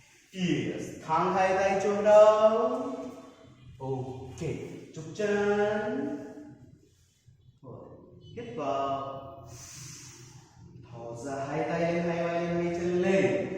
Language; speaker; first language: Vietnamese; non-native, learner; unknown